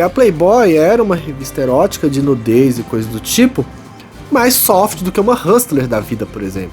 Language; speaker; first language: Portuguese; native; Portuguese